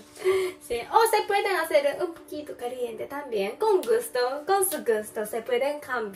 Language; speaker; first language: Spanish; non-native, learner; Japanese